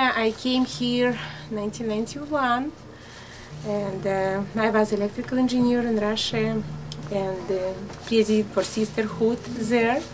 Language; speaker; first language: English; non-native, learner; Russian